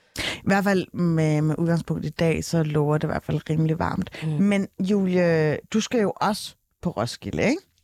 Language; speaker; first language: Danish; native; Danish